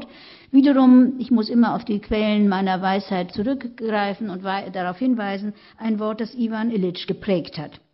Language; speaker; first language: German; native; German